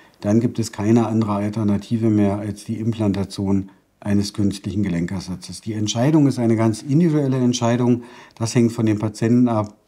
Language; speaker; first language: German; native; German